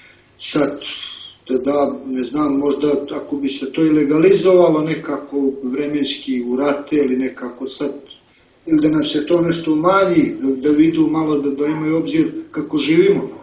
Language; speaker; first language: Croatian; non-native, local second language; Romany